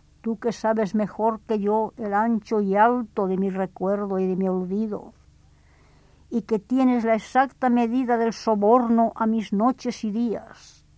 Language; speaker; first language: Spanish; native; Spanish